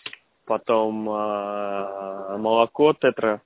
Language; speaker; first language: Russian; non-native, local second language; Estonian